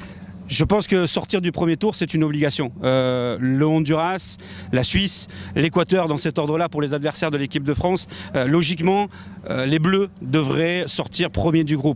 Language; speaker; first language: French; native; French